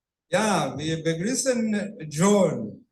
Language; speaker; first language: German; non-native, fluent; Rundi